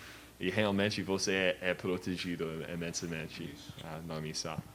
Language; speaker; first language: Portuguese; non-native, learner; English